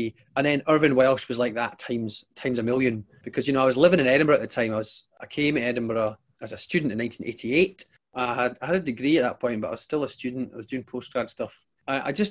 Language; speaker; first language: English; native; English